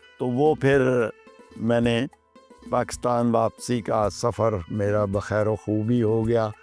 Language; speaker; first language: Urdu; non-native, local second language; Punjabi